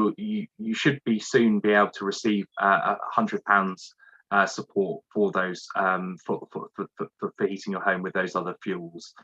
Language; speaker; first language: English; native; English